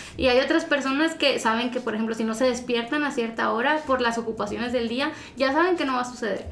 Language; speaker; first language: Spanish; native; Spanish